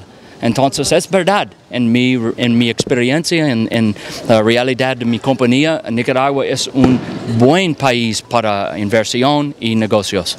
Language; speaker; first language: Spanish; non-native, learner; English